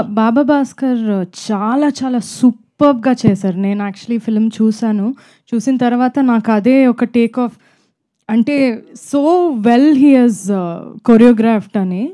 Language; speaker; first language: Telugu; non-native, fluent; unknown